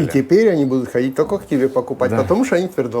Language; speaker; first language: Russian; native; Russian